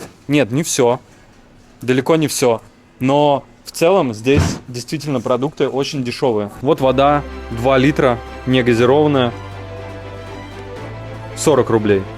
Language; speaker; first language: Russian; native; Russian